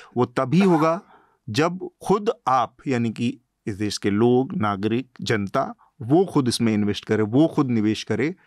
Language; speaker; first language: Hindi; native; Hindi